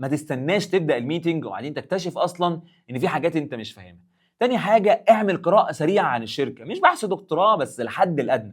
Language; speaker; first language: Arabic; native; Arabic